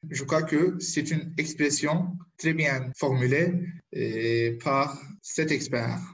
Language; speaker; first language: French; non-native, fluent; Turkish